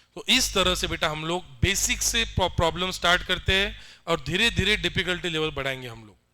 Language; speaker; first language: Hindi; non-native, local second language; Marathi